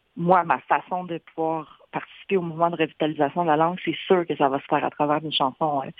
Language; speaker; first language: French; native; French